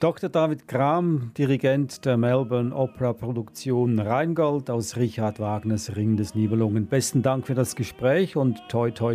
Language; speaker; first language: German; native; German